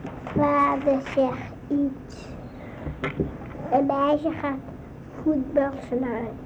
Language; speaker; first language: Dutch; early bilingual, other home language; Arabic